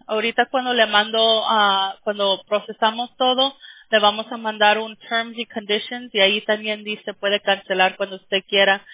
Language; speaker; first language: Spanish; early bilingual, heritage; Spanish